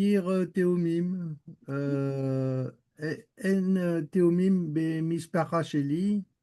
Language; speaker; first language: Hebrew; non-native, learner; French